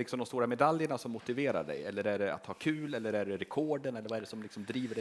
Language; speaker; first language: Swedish; native; Swedish